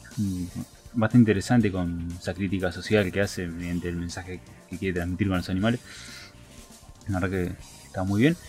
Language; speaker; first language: Spanish; native; Spanish